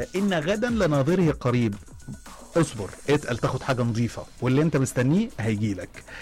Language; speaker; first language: Arabic; native; Arabic